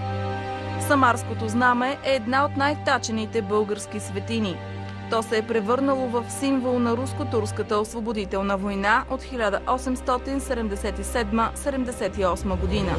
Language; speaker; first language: Bulgarian; native; Bulgarian